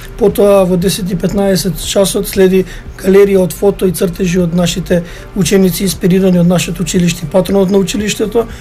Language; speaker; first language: Macedonian; native; Macedonian